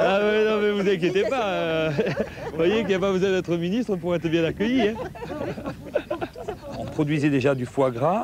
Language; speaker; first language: French; native; French